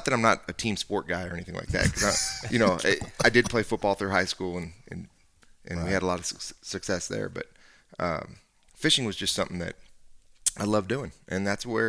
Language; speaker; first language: English; native; English